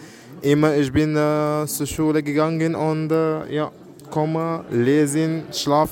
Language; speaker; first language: German; non-native, learner; Arabic